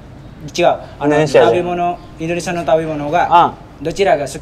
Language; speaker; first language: Japanese; non-native, learner; Indonesian